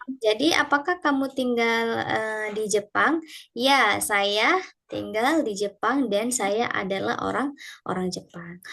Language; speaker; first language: Indonesian; native; Indonesian